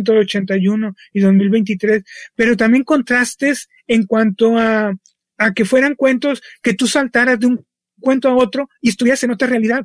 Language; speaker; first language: Spanish; native; Spanish